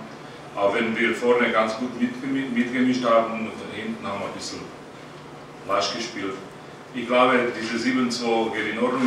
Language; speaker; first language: German; non-native, fluent; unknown